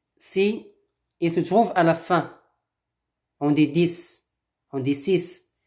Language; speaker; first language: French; non-native, local second language; Arabic